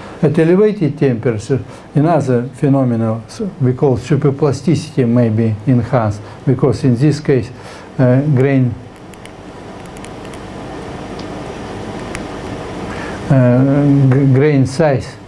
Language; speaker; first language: English; non-native, fluent; Russian